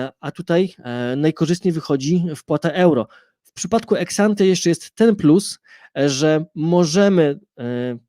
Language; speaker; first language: Polish; native; Polish